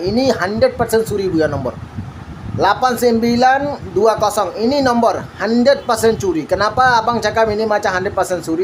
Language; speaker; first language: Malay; non-native, learner; Bangla